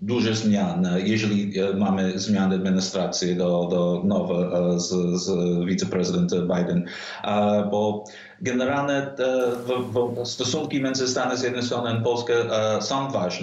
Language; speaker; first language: Polish; non-native, fluent; English